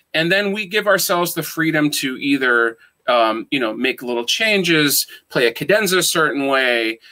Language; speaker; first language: English; native; English